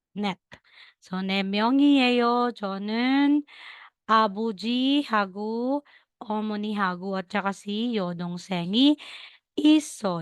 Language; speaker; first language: Korean; non-native, learner; Filipino